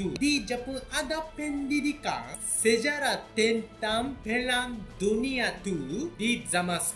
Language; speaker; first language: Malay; non-native, fluent; Japanese